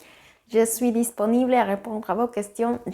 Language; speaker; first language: French; non-native, fluent; Spanish